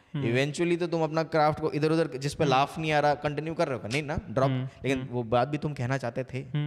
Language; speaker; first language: Hindi; non-native, local second language; Bangla